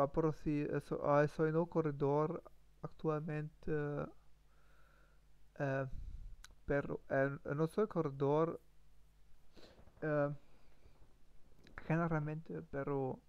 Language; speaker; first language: Spanish; non-native, learner; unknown